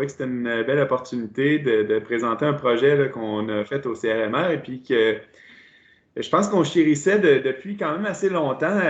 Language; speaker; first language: French; native; French